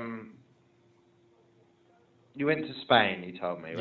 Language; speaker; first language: English; non-native, fluent; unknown